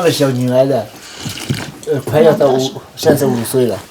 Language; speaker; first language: Chinese; non-native, local second language; Tibetan